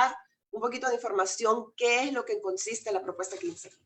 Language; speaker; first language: Spanish; native; Spanish